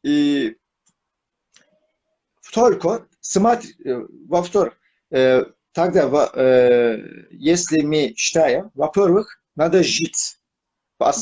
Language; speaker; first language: Russian; non-native, learner; Turkish